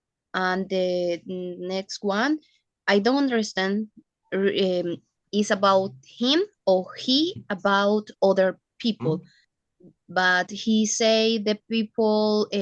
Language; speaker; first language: English; non-native, learner; Spanish